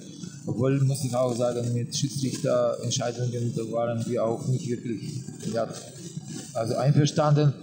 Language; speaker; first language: German; non-native, learner; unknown